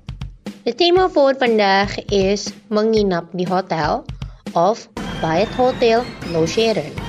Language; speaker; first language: Dutch; non-native, learner; Indonesian